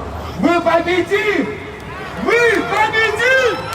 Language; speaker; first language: Russian; non-native, local second language; Armenian